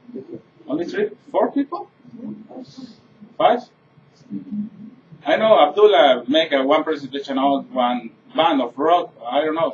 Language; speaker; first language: English; non-native, learner; Spanish